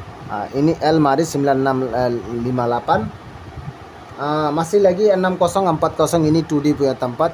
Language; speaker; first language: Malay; non-native, learner; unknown